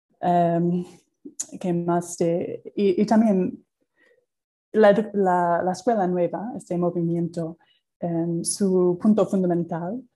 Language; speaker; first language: Spanish; non-native, fluent; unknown